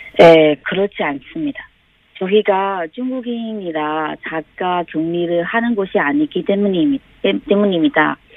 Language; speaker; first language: Korean; non-native, fluent; Chinese